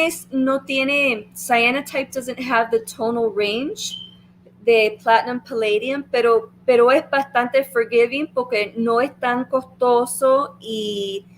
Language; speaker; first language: Spanish; early bilingual, heritage; Spanish